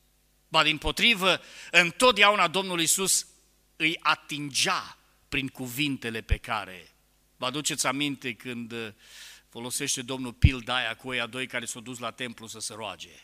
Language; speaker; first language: Romanian; native; Romanian